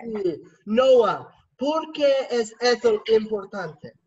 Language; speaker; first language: Spanish; non-native, learner; English